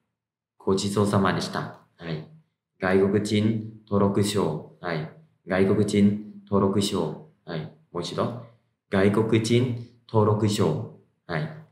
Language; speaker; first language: Japanese; non-native, fluent; Khmer